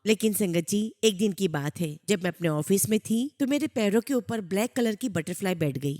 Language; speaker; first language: Hindi; native; Hindi